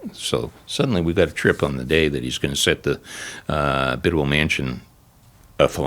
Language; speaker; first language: English; native; English